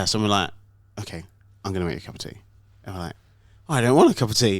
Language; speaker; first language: English; native; English